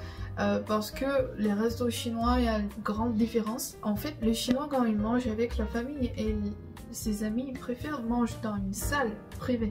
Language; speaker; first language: French; non-native, fluent; Chinese